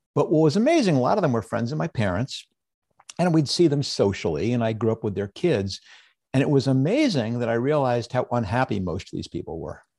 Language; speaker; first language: English; native; English